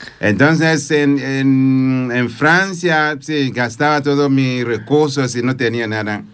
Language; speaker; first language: Spanish; non-native, fluent; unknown